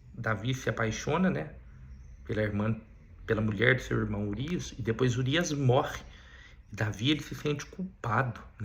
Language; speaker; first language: Portuguese; native; Portuguese